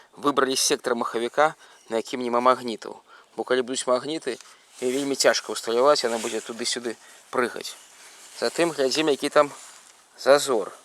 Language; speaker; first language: Belarusian; native; Belarusian